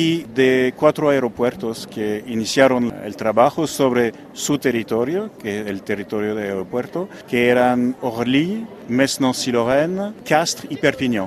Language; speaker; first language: Spanish; non-native, fluent; French